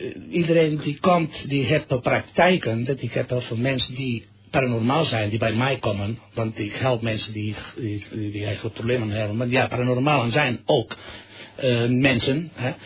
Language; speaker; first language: Dutch; non-native, fluent; Catalan